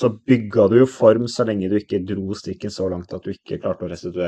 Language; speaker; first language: Norwegian; native; Norwegian